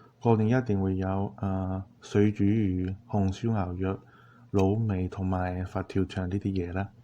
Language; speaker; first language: Cantonese; non-native, fluent; Chinese